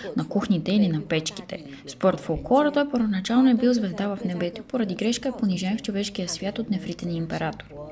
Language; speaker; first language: Bulgarian; non-native, fluent; Chinese